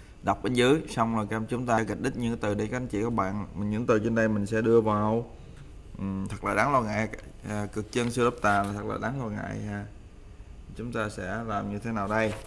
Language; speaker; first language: Vietnamese; native; Vietnamese